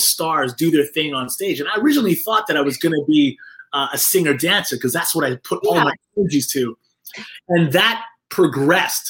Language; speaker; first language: English; native; English